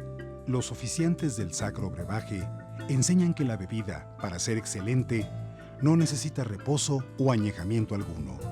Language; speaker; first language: Spanish; native; Spanish